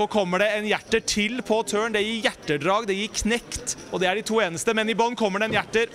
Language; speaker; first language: Norwegian; native; Norwegian